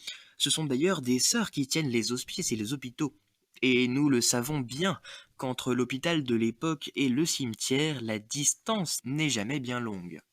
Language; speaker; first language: French; native; French